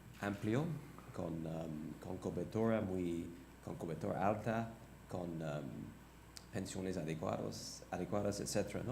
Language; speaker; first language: Spanish; non-native, fluent; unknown